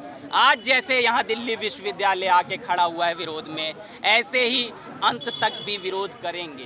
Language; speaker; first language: Hindi; native; Hindi